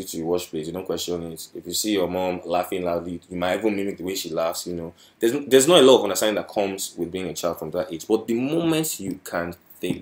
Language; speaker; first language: English; non-native, local second language; Yoruba